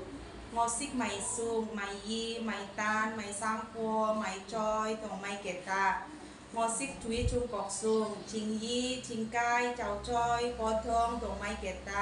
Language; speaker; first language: Cantonese; non-native, learner; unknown